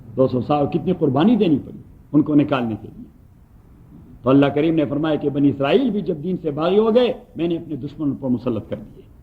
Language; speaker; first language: Urdu; non-native, local second language; Pashto